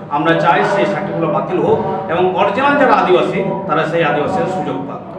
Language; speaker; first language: Bangla; non-native, local second language; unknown